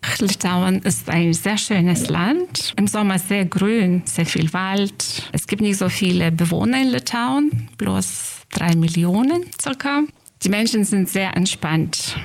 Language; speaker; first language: German; non-native, fluent; Lithuanian